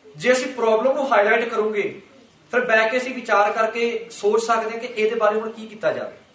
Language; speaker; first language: Punjabi; early bilingual, heritage; Punjabi